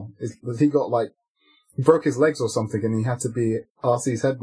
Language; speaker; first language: English; native; English